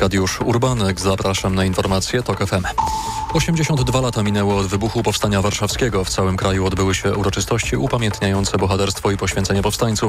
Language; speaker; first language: Polish; native; Polish